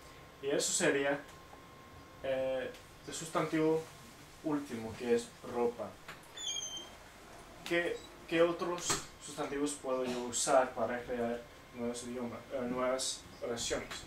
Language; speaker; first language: Spanish; non-native, fluent; English